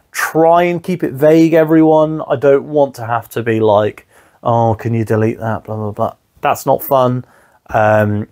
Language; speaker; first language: English; native; English